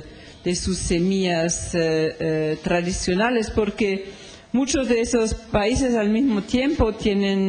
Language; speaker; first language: Spanish; non-native, fluent; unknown